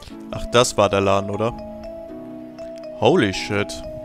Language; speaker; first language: German; native; German